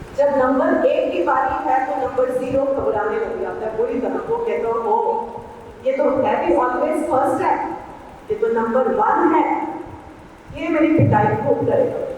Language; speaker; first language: Hindi; non-native, local second language; Punjabi